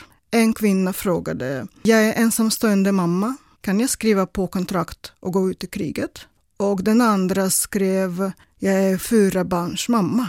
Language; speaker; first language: Swedish; non-native, fluent; Russian